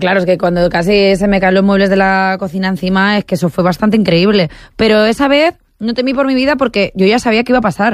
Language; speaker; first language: Spanish; native; Spanish